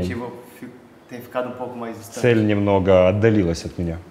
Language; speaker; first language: Russian; non-native, fluent; Portuguese